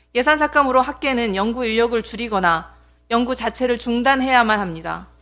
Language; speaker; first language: Korean; native; Korean